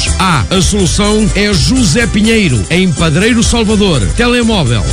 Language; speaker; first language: Portuguese; native; Portuguese